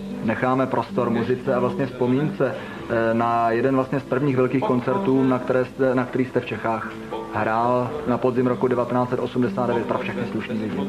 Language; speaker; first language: Czech; native; Czech